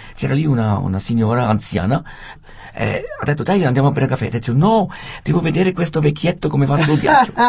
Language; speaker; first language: Italian; non-native, fluent; Swiss German